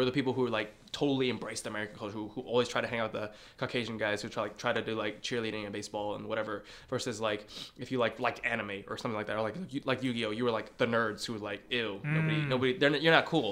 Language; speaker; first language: English; early bilingual, other home language; Chinese